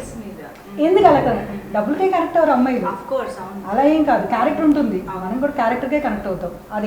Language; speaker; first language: Telugu; native; Telugu